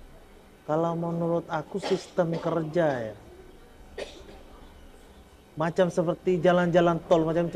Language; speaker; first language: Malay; early bilingual, heritage; Indonesian